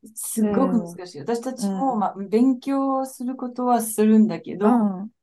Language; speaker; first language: Japanese; non-native, fluent; French